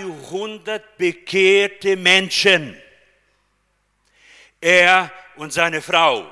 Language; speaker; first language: German; non-native, fluent; Portuguese